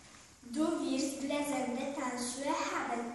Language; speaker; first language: German; non-native, learner; Polish